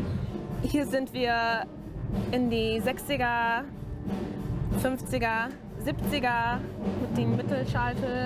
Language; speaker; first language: German; non-native, fluent; English